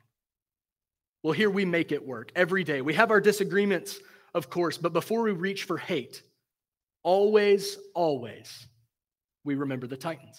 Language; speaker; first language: English; native; English